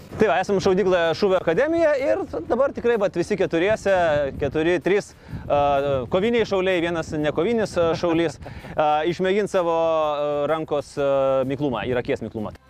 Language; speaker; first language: Lithuanian; native; Lithuanian